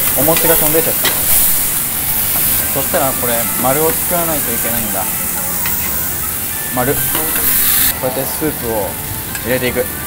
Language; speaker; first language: Japanese; native; Japanese